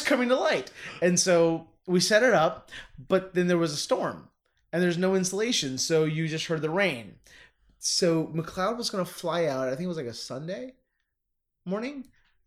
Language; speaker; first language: English; native; English